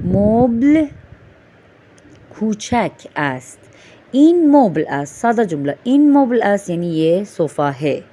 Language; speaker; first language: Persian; non-native, fluent; Urdu